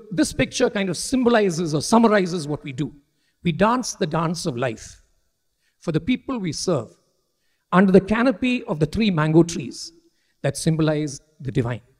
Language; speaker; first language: English; non-native, local second language; Malayalam